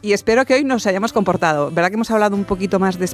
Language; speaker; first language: Spanish; native; Spanish